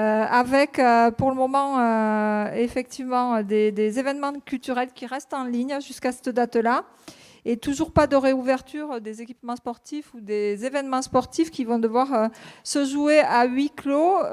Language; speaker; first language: French; native; French